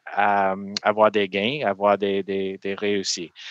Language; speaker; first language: French; non-native, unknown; English